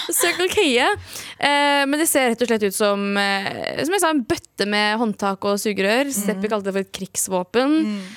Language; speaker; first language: Norwegian; early bilingual, other home language; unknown